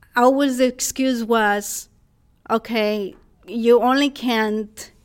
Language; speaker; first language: English; non-native, fluent; Spanish